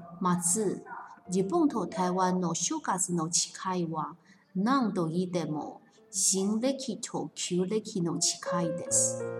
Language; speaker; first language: Japanese; non-native, fluent; Chinese